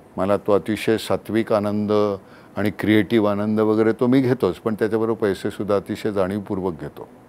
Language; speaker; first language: Marathi; native; Marathi